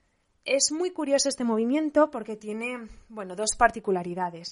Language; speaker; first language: Spanish; native; Spanish